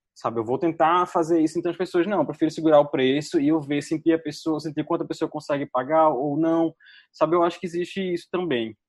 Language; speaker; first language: Portuguese; native; Portuguese